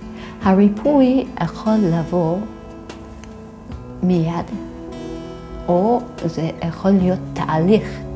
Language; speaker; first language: Hebrew; non-native, fluent; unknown